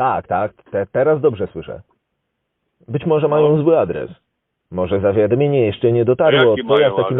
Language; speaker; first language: Polish; native; Polish